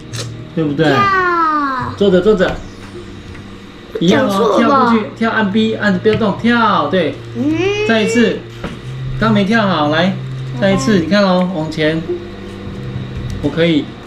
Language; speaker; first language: Chinese; native; Chinese